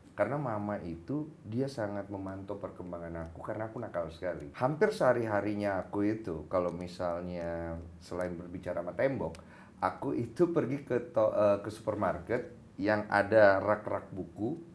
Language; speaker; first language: Indonesian; native; Indonesian